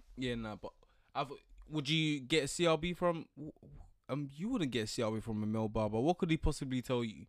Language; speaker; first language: English; early bilingual, other home language; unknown